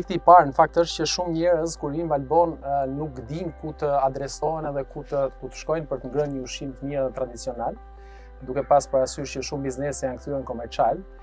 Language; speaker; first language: Albanian; native; Albanian